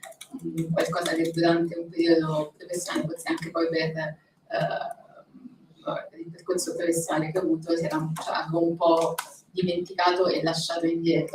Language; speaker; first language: Italian; native; Italian